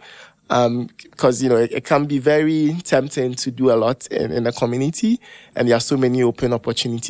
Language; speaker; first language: English; non-native, local second language; Akan